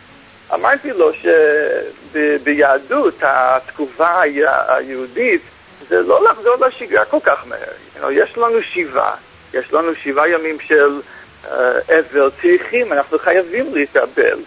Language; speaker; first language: Hebrew; non-native, fluent; English